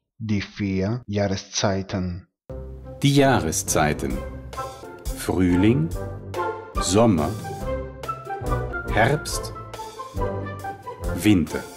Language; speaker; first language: German; non-native, fluent; Italian